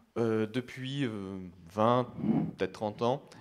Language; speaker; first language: French; native; French